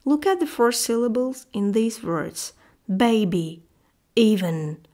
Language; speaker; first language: English; non-native, fluent; Azerbaijani